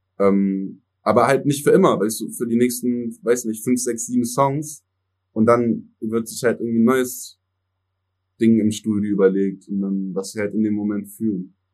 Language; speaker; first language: German; early bilingual, other home language; English